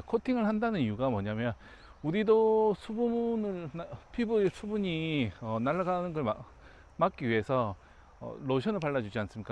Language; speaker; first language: Korean; native; Korean